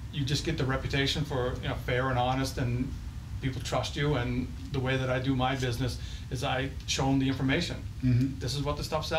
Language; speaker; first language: English; native; English